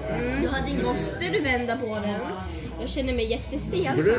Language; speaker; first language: Swedish; early bilingual, other home language; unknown